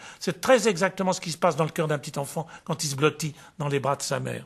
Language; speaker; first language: French; native; French